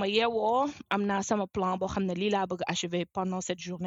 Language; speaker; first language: French; non-native, local second language; Wolof